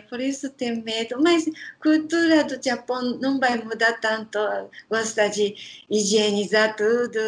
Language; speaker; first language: Portuguese; non-native, learner; Japanese